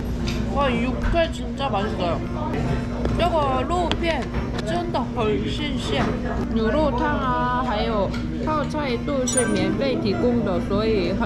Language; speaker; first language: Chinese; non-native, fluent; Korean